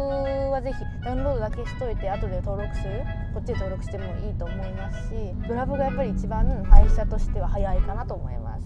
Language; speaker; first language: Japanese; native; Japanese